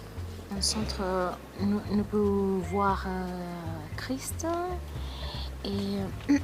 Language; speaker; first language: French; non-native, learner; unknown